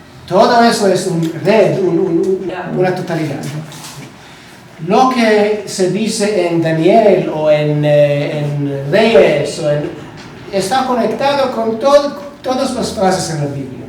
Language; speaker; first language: Spanish; non-native, learner; Hebrew